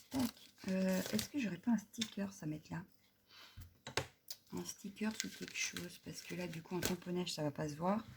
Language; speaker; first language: French; native; French